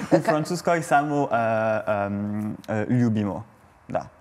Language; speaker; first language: Croatian; non-native, learner; French